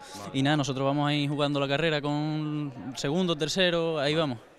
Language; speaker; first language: Spanish; native; Spanish